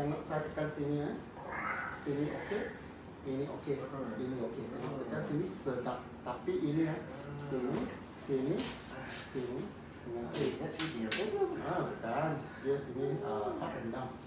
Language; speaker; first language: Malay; non-native, local second language; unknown